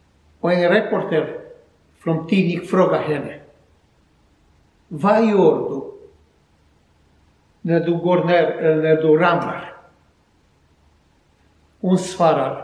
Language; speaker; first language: Swedish; non-native, learner; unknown